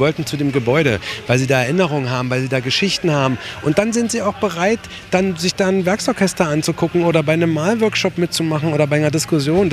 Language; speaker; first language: German; native; German